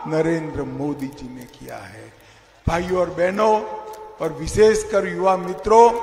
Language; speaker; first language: Hindi; non-native, local second language; Gujarati